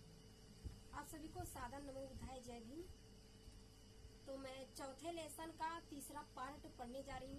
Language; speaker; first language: Hindi; native; Hindi